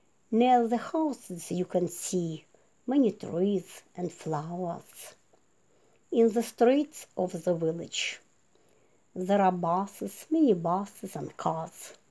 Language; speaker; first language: English; non-native, fluent; Ukrainian